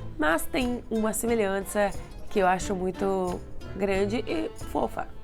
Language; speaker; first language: Portuguese; non-native, fluent; Russian